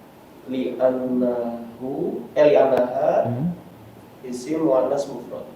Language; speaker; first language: Arabic; non-native, learner; Indonesian